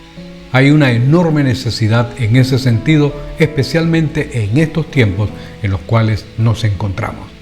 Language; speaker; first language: Spanish; native; Spanish